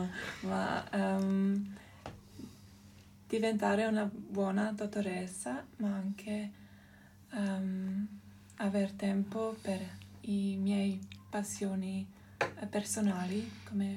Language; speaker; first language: Italian; non-native, local second language; German